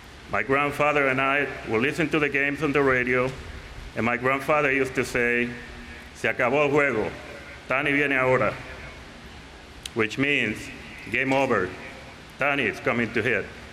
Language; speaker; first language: English; non-native, local second language; Spanish